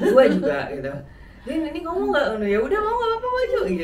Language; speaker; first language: Indonesian; native; Indonesian